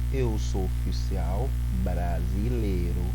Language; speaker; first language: Portuguese; non-native, fluent; Haitian Creole